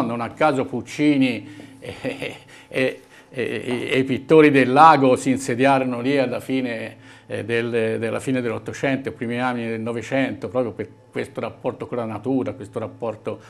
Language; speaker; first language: Italian; native; Italian